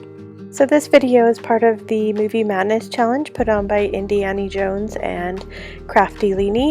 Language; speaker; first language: English; native; English